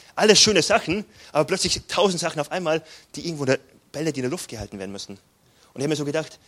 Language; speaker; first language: German; native; German